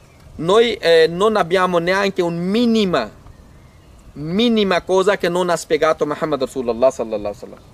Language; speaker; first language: Italian; non-native, fluent; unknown